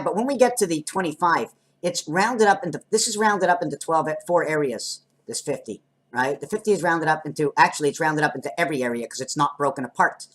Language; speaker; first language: English; native; English